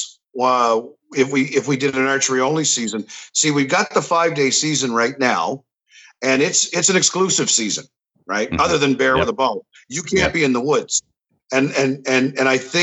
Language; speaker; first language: English; native; English